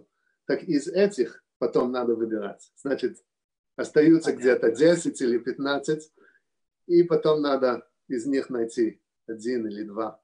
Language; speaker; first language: Russian; early bilingual, heritage; Russian